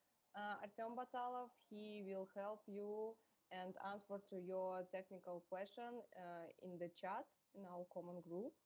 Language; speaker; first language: English; non-native, fluent; Russian